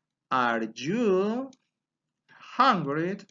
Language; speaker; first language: English; non-native, fluent; Spanish